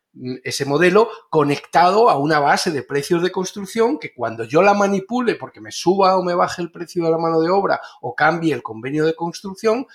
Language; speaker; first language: Spanish; native; Spanish